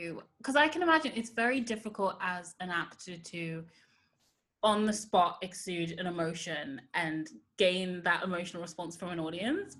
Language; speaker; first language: English; native; English